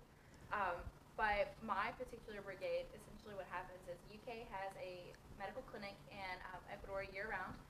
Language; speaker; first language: English; native; English